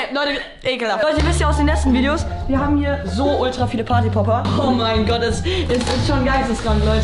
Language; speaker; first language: German; native; German